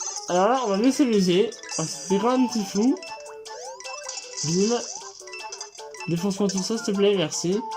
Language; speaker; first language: French; native; French